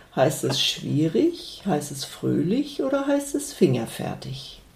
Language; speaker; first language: German; non-native, local second language; Low German